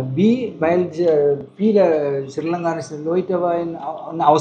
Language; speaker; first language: German; non-native, learner; Tamil